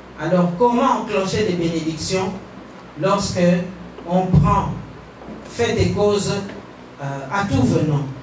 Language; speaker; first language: French; non-native, local second language; Kongo